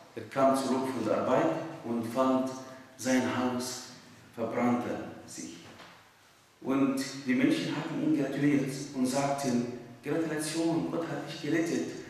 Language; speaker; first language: German; non-native, fluent; Arabic